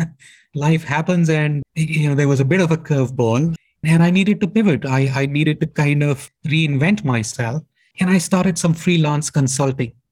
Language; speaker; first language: English; non-native, local second language; Hindi